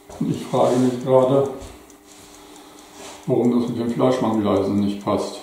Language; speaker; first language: German; native; German